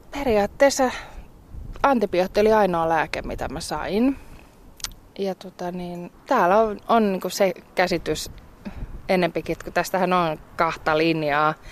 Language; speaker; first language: Finnish; native; Finnish